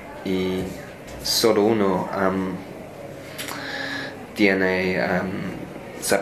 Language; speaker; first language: Spanish; non-native, learner; English